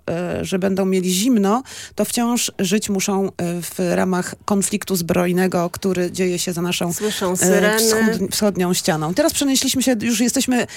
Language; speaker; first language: Polish; native; Polish